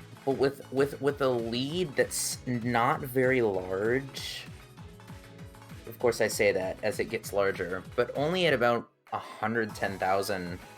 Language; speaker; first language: English; native; English